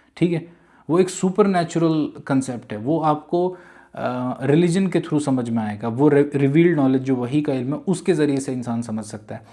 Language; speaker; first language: Urdu; native; Urdu